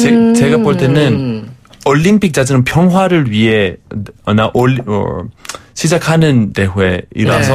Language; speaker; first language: Korean; non-native, fluent; Greek